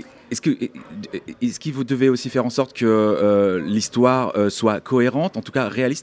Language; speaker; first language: French; native; French